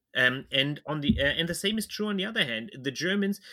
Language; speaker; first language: English; non-native, fluent; German